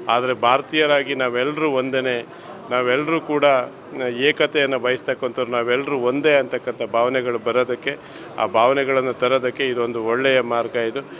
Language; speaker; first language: Kannada; native; Kannada